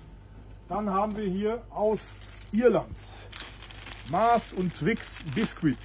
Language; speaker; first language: German; native; German